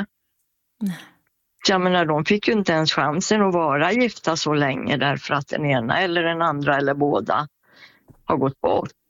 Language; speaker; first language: Swedish; native; Swedish